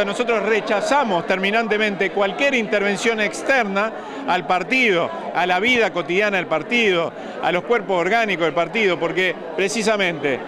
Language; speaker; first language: Spanish; native; Spanish